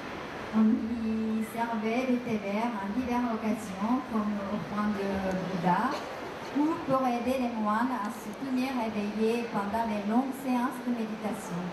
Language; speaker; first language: French; non-native, fluent; Japanese